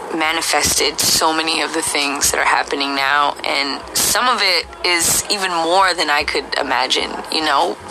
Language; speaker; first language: English; native; English